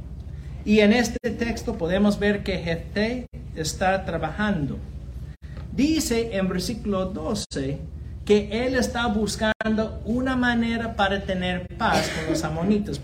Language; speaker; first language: Spanish; non-native, fluent; English